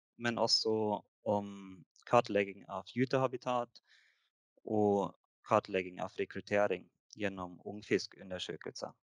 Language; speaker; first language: Norwegian; non-native, fluent; German